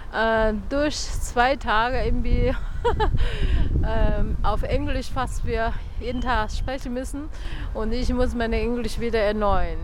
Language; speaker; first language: German; non-native, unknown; Chinese